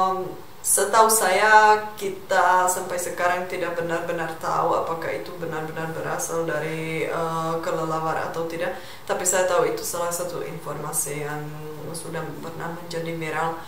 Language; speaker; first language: Indonesian; non-native, fluent; Czech